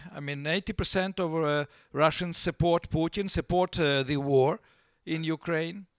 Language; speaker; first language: English; non-native, fluent; Russian